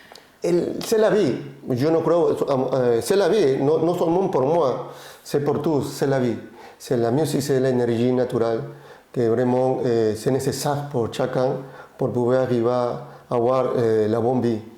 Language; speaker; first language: French; non-native, learner; Spanish